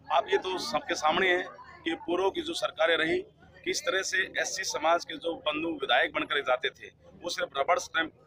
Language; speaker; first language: Hindi; native; Hindi